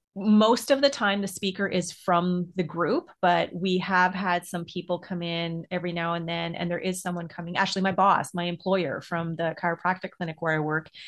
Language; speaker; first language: English; native; English